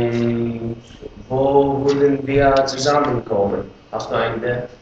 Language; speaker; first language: German; non-native, learner; Greek